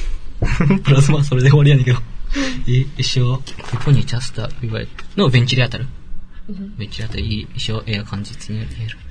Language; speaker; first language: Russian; non-native, learner; Japanese